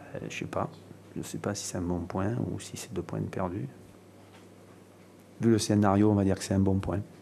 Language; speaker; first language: French; native; French